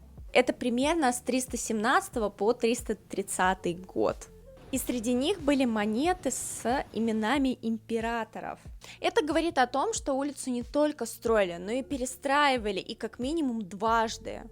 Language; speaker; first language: Russian; native; Russian